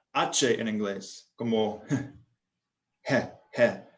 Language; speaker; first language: Spanish; non-native, fluent; English